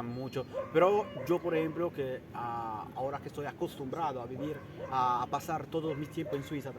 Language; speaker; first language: Spanish; non-native, fluent; Italian